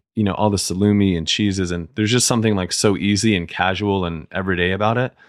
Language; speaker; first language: English; native; English